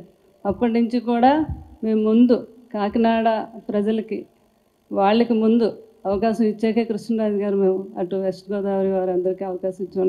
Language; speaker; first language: Telugu; native; Telugu